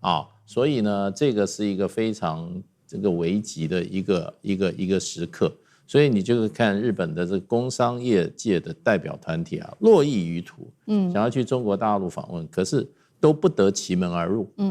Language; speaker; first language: Chinese; native; Chinese